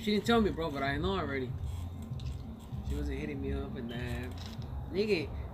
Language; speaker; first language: English; early bilingual, other home language; Spanish